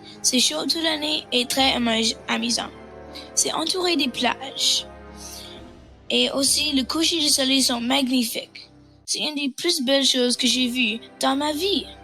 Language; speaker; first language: French; non-native, local second language; English